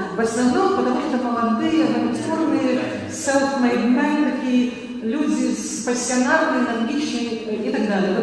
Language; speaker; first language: Russian; non-native, local second language; Karachay-Balkar